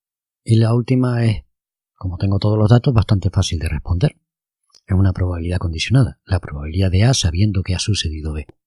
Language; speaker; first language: Spanish; native; Spanish